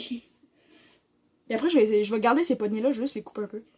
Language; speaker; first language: French; native; French